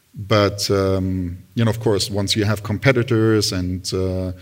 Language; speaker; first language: English; non-native, fluent; German